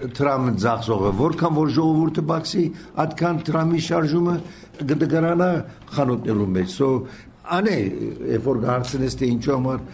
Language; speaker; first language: Armenian; early bilingual, heritage; Armenian